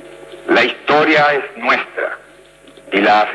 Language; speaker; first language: Spanish; native; Spanish